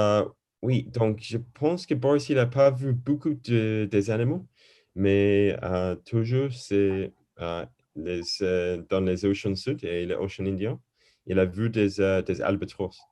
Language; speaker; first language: French; non-native, learner; English